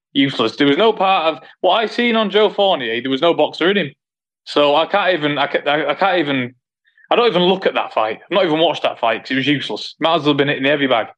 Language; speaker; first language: English; native; English